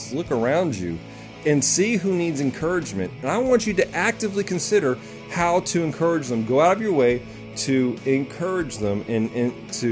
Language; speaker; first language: English; native; English